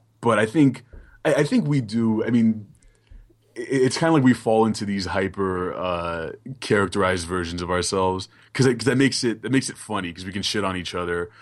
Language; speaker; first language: English; early bilingual, other home language; Haitian Creole